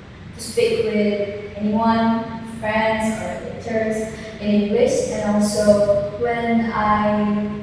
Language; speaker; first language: English; non-native, learner; Indonesian